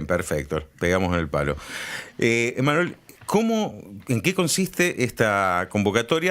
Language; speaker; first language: Spanish; native; Spanish